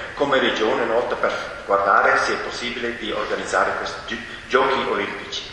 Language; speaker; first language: Italian; non-native, fluent; Romansh